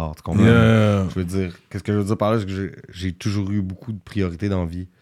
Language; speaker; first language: French; native; French